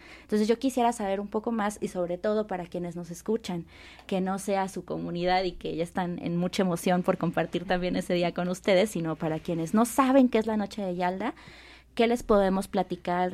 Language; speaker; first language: Spanish; native; Spanish